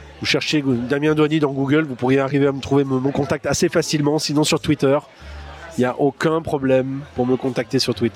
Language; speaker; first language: French; native; French